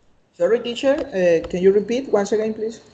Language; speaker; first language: English; non-native, learner; Spanish